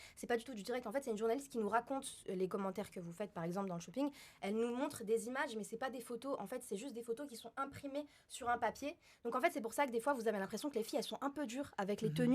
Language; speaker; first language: French; native; French